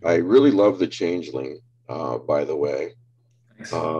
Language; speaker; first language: English; native; English